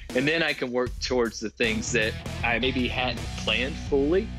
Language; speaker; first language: English; native; English